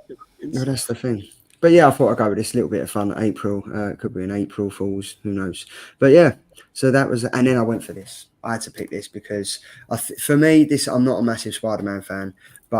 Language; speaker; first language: English; native; English